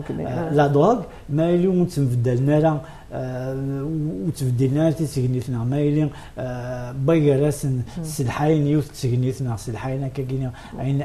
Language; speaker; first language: French; non-native, local second language; Arabic